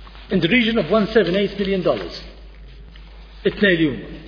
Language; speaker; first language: English; non-native, local second language; Maltese